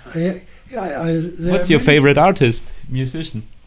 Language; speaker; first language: English; non-native, fluent; German